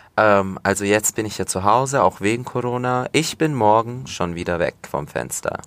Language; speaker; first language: German; early bilingual, other home language; Turkish